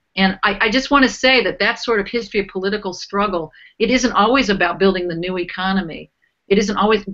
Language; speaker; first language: English; native; English